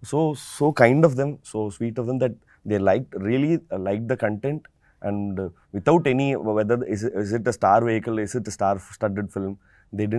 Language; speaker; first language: Telugu; non-native, fluent; Tamil